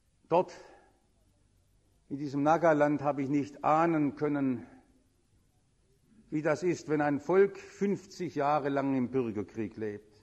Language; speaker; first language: German; native; German